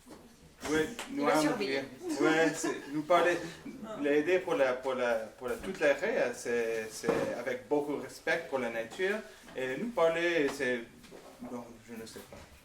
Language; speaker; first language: French; non-native, learner; English